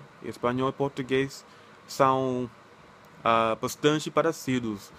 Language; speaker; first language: Portuguese; non-native, learner; English